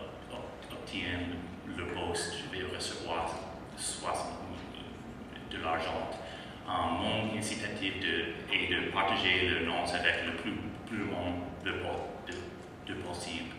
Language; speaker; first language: French; non-native, fluent; English